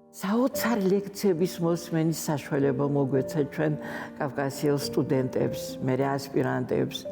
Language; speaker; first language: Georgian; non-native, fluent; Adyghe